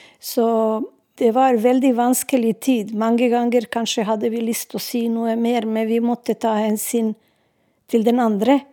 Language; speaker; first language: Norwegian; non-native, fluent; Serbian